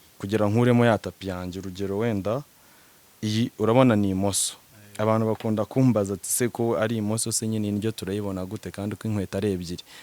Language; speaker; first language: Kinyarwanda; native; Kinyarwanda